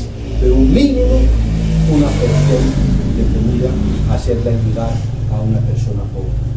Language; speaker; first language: Spanish; non-native, fluent; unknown